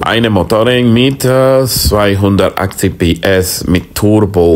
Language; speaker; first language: German; non-native, learner; Spanish